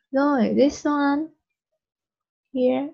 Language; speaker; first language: English; non-native, learner; Vietnamese